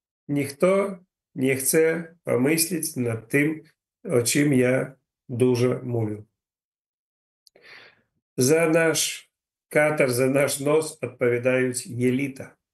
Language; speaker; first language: Polish; non-native, learner; Ukrainian